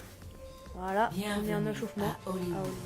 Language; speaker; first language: French; native; French